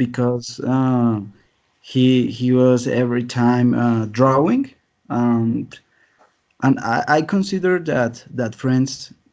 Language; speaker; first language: English; non-native, learner; Spanish